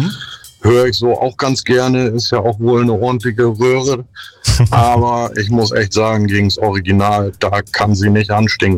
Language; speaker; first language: German; native; German